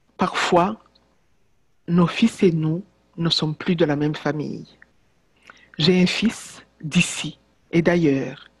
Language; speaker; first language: French; non-native, local second language; Kinyarwanda